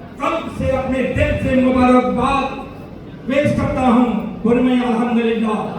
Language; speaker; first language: Urdu; non-native, fluent; Bangla